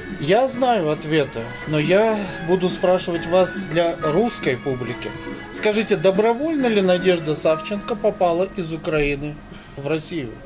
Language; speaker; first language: Russian; native; Russian